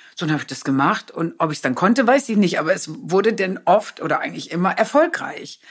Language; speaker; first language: German; non-native, local second language; Low German